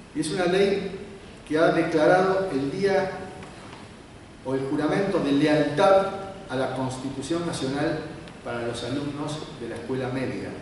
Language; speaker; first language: Spanish; native; Spanish